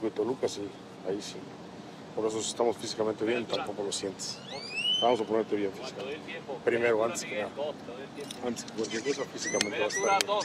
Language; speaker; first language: Spanish; native; Spanish